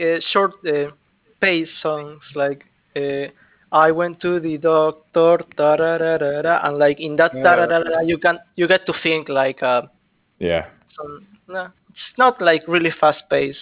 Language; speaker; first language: English; non-native, fluent; Spanish